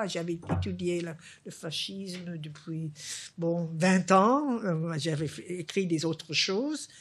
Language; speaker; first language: French; non-native, fluent; English